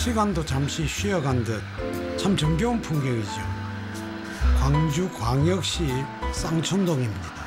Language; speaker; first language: Korean; native; Korean